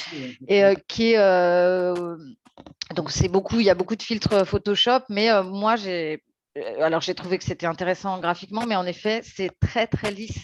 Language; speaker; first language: French; native; French